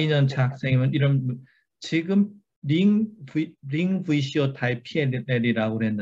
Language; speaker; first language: Korean; native; Korean